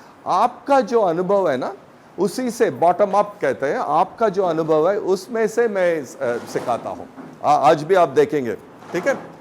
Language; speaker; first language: Hindi; non-native, local second language; Tamil